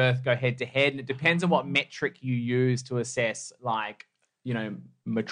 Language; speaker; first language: English; native; English